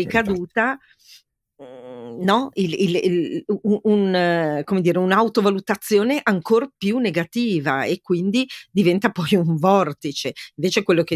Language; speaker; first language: Italian; native; Italian